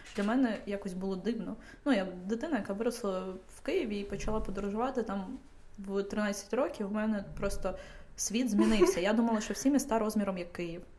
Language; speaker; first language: Ukrainian; non-native, local second language; Russian